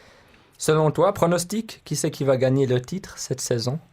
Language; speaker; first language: French; native; French